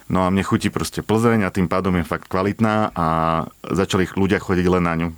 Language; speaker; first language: Slovak; native; Slovak